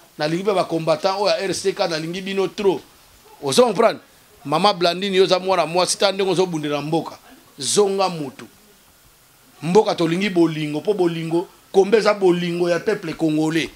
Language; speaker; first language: French; non-native, local second language; Lingala